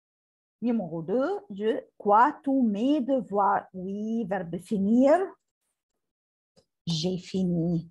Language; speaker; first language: French; non-native, learner; Arabic